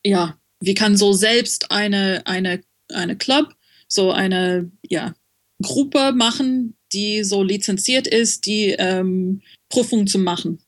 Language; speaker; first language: German; non-native, learner; French